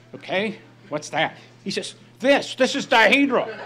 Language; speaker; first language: English; native; English